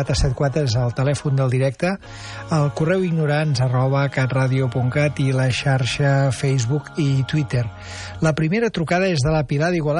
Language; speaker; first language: Catalan; native; Catalan